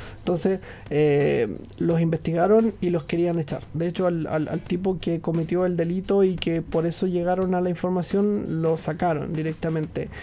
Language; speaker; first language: Spanish; native; Spanish